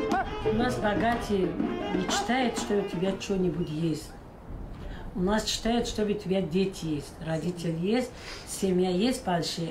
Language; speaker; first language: Russian; non-native, learner; Tajik